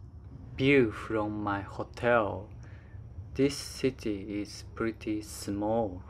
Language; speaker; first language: English; non-native, learner; Japanese